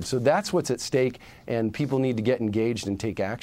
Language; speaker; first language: English; native; English